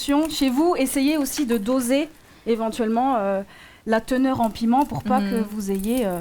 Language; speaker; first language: French; native; French